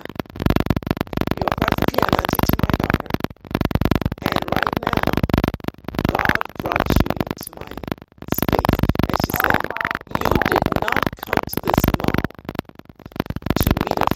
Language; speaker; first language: English; non-native, local second language; Ewe